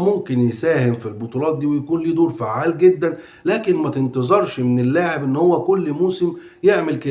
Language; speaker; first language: Arabic; native; Arabic